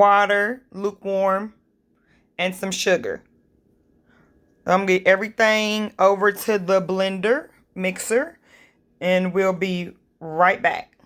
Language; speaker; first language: English; native; English